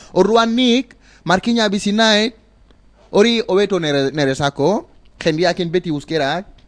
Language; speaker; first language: Basque; non-native, learner; Wolof